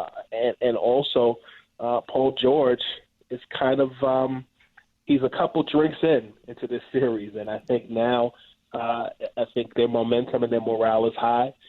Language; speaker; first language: English; native; English